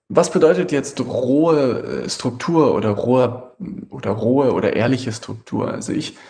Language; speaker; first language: German; native; German